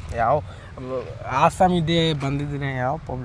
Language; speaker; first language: Kannada; non-native, learner; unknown